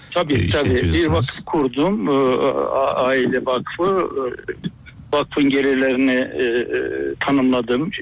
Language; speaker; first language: Turkish; native; Turkish